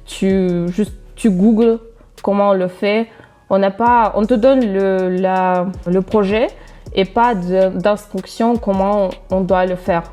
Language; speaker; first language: French; non-native, fluent; Russian